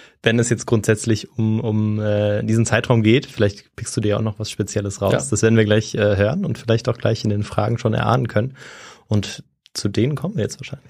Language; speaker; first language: German; native; German